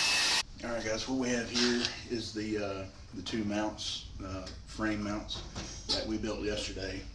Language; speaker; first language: English; native; English